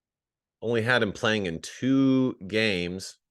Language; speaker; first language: English; native; English